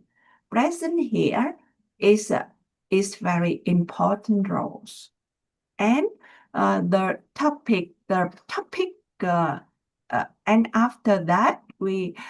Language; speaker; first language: English; non-native, learner; Vietnamese